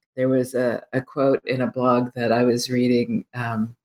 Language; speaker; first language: English; native; English